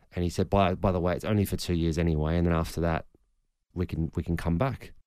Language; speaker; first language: English; native; English